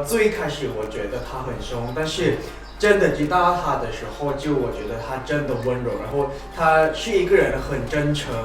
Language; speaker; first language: Chinese; non-native, fluent; Thai